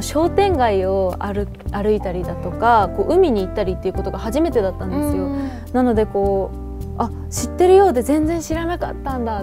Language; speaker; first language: Japanese; native; Japanese